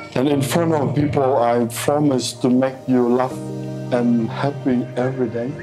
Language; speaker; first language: English; non-native, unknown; Vietnamese